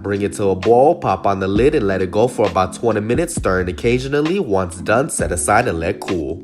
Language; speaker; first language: English; native; English